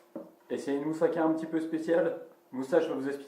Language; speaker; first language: French; native; French